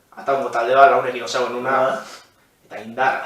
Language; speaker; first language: Basque; native; Basque